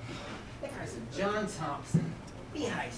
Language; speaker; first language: German; non-native, learner; English